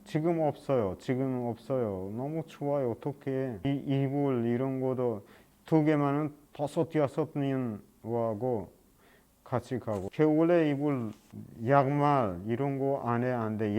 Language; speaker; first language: Korean; non-native, learner; Persian